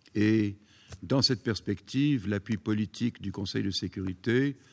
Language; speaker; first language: French; native; French